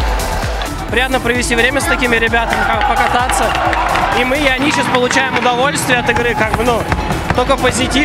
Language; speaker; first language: Russian; native; Russian